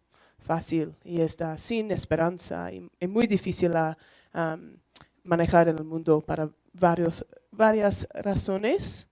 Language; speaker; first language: Spanish; non-native, learner; English